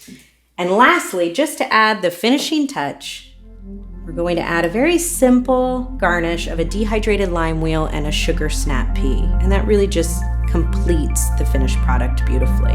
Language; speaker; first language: English; native; English